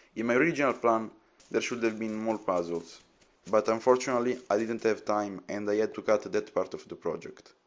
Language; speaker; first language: English; non-native, fluent; Italian